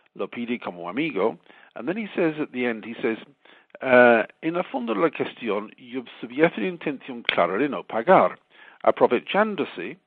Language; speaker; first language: Spanish; non-native, fluent; English